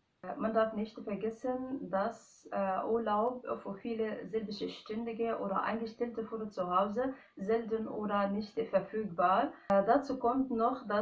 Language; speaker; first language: German; non-native, fluent; Arabic